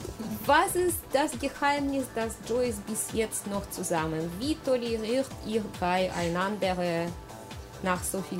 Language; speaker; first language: German; non-native, learner; Russian